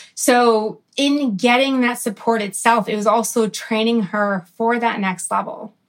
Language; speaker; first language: English; early bilingual, other home language; Arabic